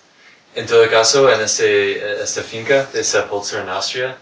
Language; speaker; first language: Spanish; non-native, fluent; English